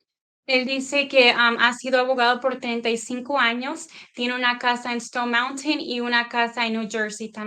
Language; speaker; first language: Spanish; early bilingual, heritage; Spanish